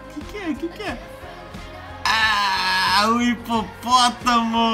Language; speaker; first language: Portuguese; native; Portuguese